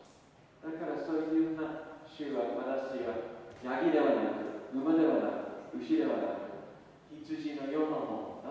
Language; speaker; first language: Japanese; non-native, learner; English